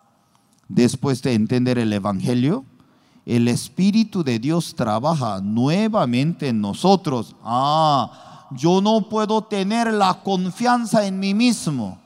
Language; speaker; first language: Spanish; non-native, learner; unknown